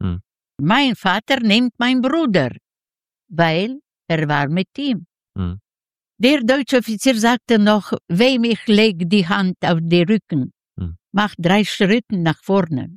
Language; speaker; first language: German; non-native, learner; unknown